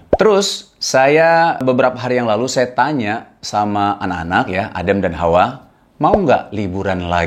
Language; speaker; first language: Indonesian; native; Indonesian